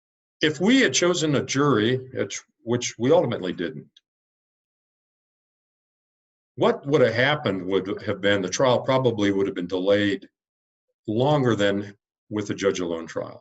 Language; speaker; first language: English; native; English